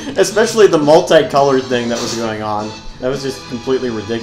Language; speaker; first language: English; native; English